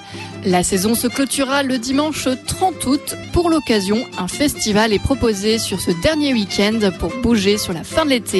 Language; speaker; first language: French; native; French